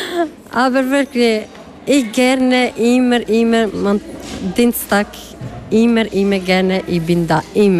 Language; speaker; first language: German; non-native, learner; Albanian